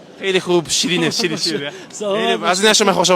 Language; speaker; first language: Persian; non-native, learner; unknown